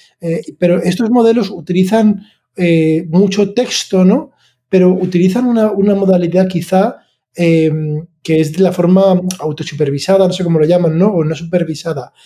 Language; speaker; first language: Spanish; native; Spanish